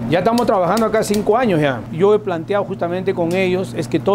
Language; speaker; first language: Spanish; native; Spanish